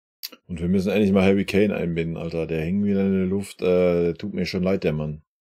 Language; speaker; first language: German; native; German